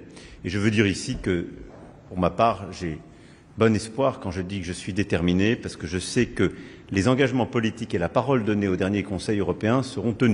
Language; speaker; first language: French; native; French